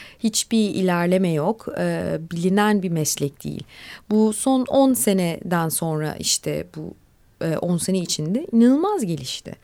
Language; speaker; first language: Turkish; native; Turkish